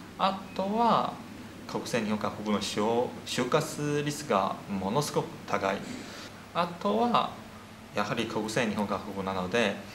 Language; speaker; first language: Japanese; non-native, fluent; Chinese